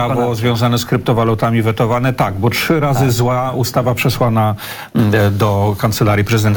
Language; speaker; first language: Polish; native; Polish